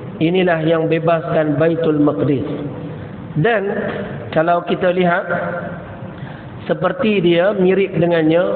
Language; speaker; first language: Malay; native; Malay